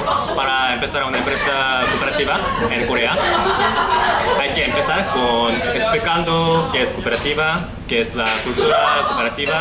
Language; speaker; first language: Spanish; non-native, fluent; Korean